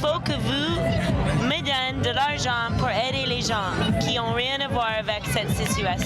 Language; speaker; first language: French; non-native, fluent; English